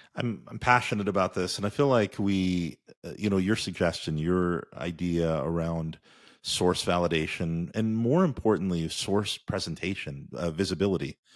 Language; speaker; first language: English; native; English